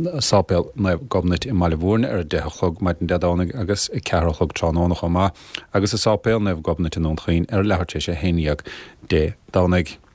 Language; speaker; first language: Irish; native; Irish